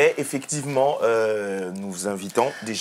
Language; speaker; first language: French; native; French